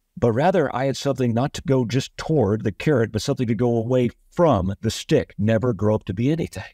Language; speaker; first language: English; native; English